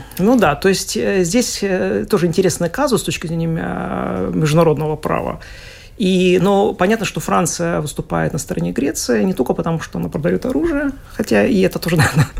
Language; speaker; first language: Russian; native; Russian